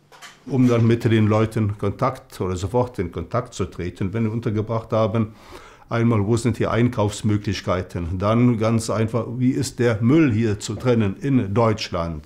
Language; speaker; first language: German; native; German